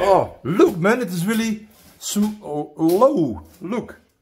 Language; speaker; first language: English; non-native, learner; Dutch